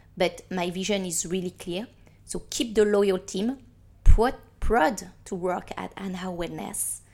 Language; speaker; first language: English; non-native, fluent; French